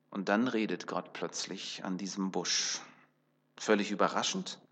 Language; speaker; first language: German; early bilingual, other home language; Russian